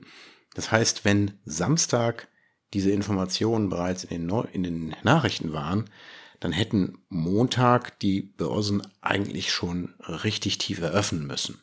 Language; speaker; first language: German; native; German